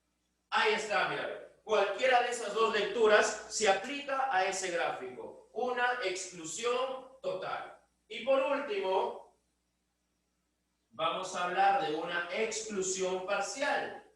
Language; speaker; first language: Spanish; native; Spanish